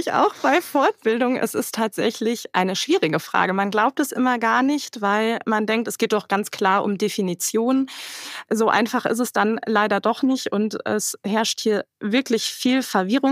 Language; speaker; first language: German; native; German